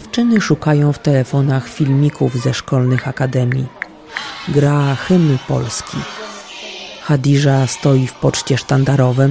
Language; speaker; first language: Polish; native; Polish